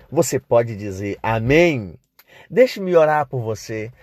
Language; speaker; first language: Portuguese; native; Portuguese